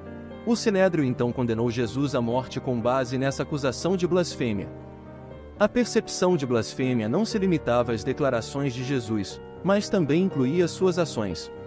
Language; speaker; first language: Portuguese; native; Portuguese